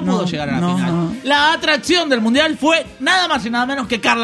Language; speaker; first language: Spanish; native; Spanish